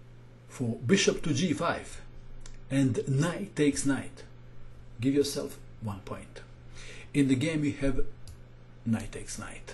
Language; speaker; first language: English; non-native, fluent; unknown